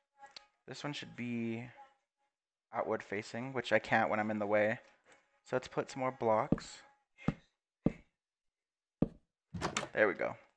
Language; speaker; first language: English; native; English